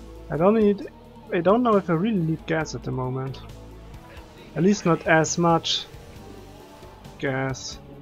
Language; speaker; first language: English; non-native, fluent; German